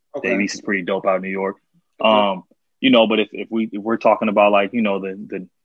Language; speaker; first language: English; native; English